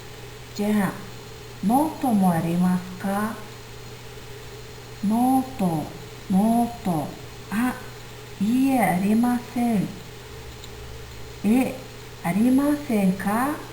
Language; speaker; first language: Japanese; non-native, fluent; Mongolian